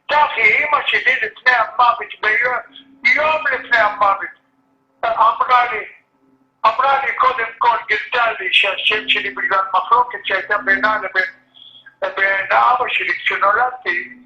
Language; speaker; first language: Hebrew; early bilingual, other home language; Arabic